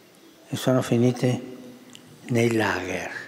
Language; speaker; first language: Italian; early bilingual, heritage; Spanish